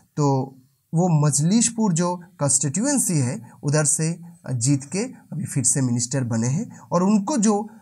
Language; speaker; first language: Hindi; non-native, local second language; Bangla